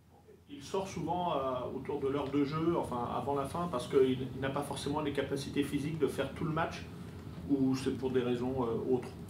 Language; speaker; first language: French; native; French